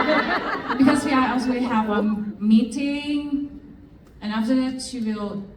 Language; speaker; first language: English; non-native, fluent; Thai